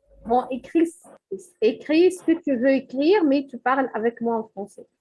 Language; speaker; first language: French; non-native, fluent; Arabic